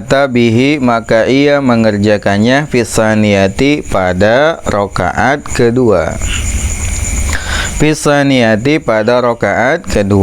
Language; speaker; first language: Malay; non-native, local second language; Sundanese